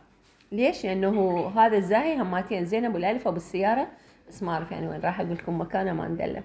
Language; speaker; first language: Arabic; native; Arabic